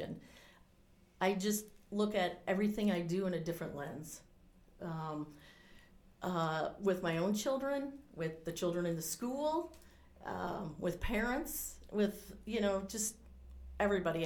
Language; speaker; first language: English; native; English